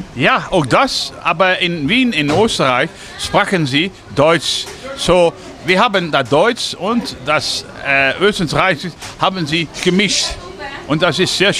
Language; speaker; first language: German; non-native, learner; Dutch